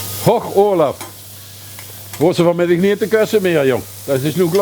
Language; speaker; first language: Dutch; native; Dutch